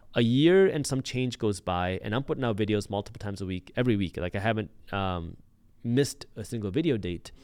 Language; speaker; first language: English; early bilingual, other home language; Punjabi